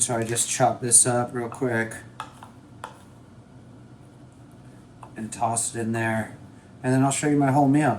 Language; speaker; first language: English; native; English